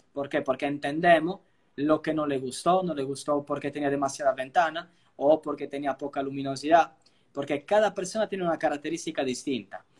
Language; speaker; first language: Spanish; non-native, fluent; Italian